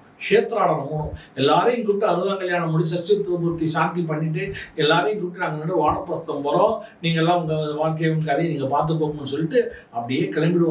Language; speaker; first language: Tamil; native; Tamil